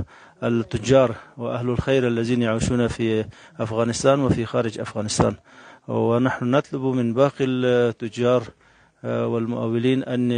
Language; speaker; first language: Arabic; non-native, fluent; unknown